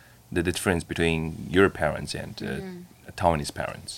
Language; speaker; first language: English; non-native, learner; Chinese